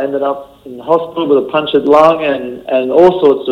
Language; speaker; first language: English; native; English